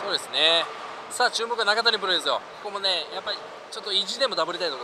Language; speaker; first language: Japanese; native; Japanese